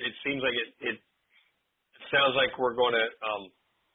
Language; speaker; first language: English; native; English